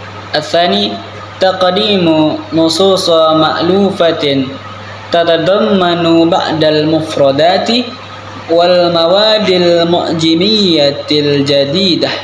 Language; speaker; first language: Arabic; non-native, learner; Indonesian